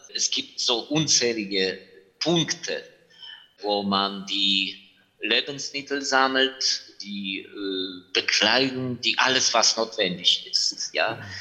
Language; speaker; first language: German; non-native, fluent; Ukrainian